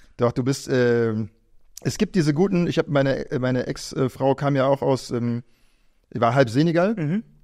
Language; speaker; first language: German; native; German